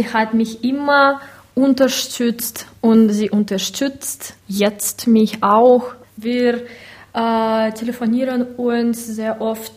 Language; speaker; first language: German; non-native, learner; Russian